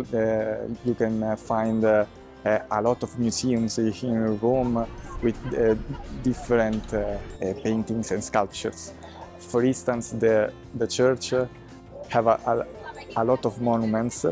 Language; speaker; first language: English; non-native, fluent; Italian